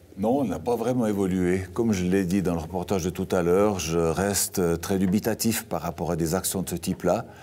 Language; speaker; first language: French; native; French